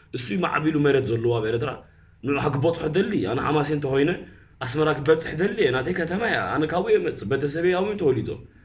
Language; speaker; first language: Tigrinya; early bilingual, heritage; Tigrinya